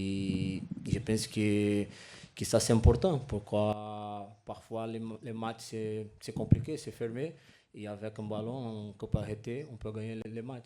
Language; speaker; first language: French; non-native, fluent; Portuguese